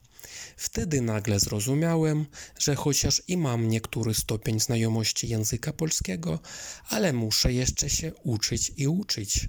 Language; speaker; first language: Polish; non-native, fluent; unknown